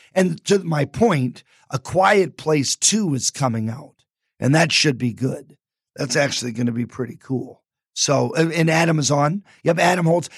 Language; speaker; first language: English; native; English